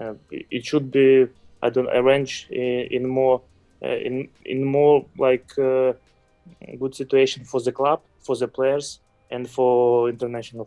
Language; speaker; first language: English; non-native, fluent; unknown